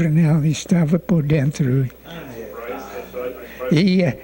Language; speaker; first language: Portuguese; non-native, fluent; English